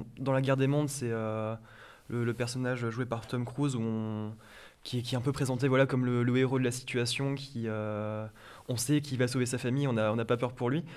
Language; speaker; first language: French; native; French